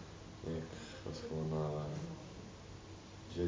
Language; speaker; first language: Dutch; non-native, learner; Arabic